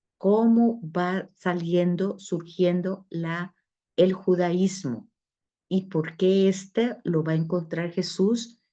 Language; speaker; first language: Spanish; native; Spanish